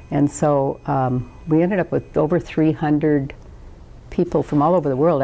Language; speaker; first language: English; native; English